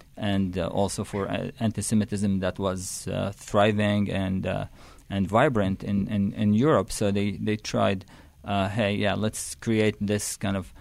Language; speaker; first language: English; non-native, fluent; Arabic